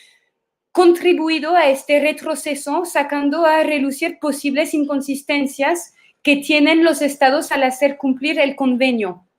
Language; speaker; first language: Spanish; non-native, fluent; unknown